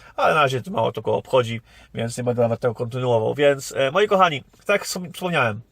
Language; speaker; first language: Polish; native; Polish